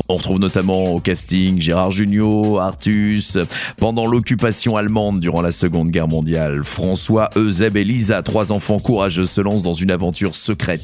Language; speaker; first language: French; native; French